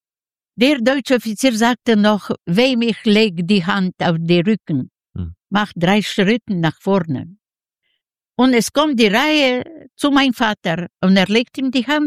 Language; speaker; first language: German; non-native, fluent; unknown